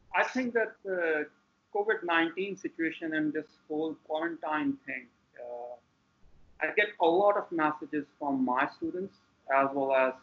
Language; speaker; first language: English; non-native, local second language; Punjabi